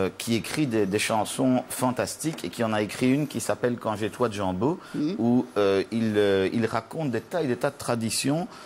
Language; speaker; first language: French; native; French